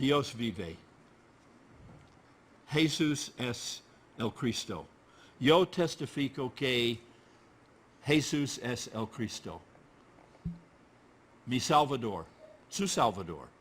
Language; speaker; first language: Spanish; non-native, learner; English